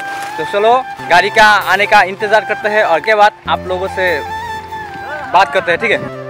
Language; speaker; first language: Hindi; non-native, local second language; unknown